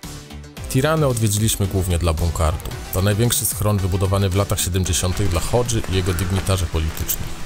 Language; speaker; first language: Polish; native; Polish